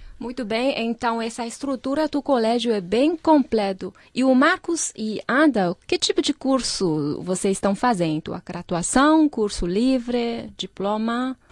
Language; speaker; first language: Portuguese; non-native, fluent; Chinese